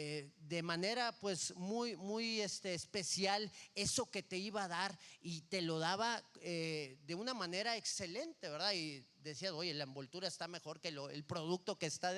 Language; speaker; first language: Spanish; native; Spanish